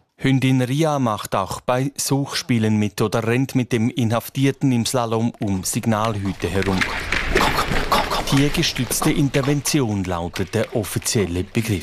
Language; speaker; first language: German; native; German